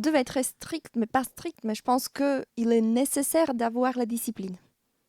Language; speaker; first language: French; non-native, fluent; Slovak